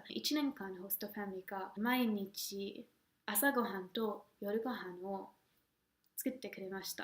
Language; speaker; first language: Japanese; non-native, fluent; English